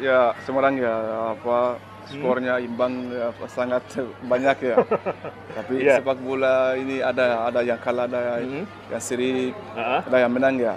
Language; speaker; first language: Indonesian; non-native, learner; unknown